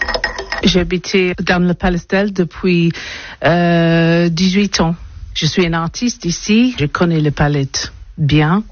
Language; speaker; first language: French; non-native, learner; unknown